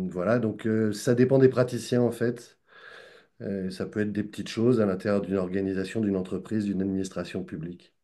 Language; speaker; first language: French; native; French